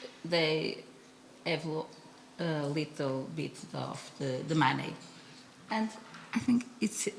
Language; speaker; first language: English; non-native, learner; Portuguese